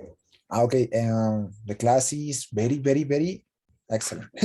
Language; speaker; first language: English; non-native, learner; Spanish